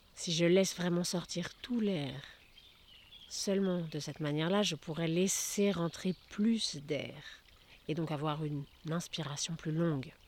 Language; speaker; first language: French; native; French